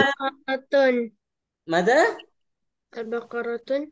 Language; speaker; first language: Arabic; non-native, fluent; Indonesian